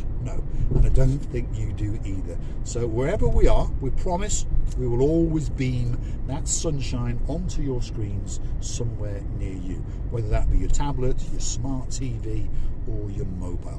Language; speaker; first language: English; native; English